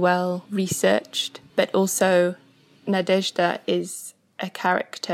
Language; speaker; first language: English; native; English